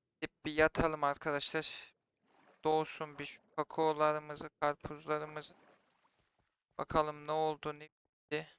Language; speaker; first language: Turkish; native; Turkish